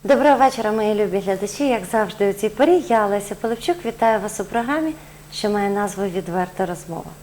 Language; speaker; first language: Ukrainian; native; Ukrainian